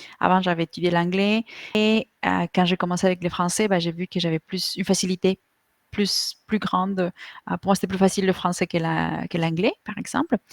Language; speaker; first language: French; non-native, fluent; Spanish